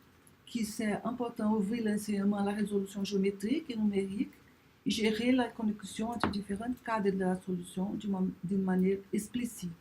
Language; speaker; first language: French; non-native, learner; Portuguese